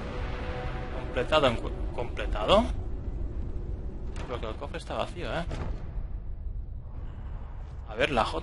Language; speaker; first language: Spanish; native; Spanish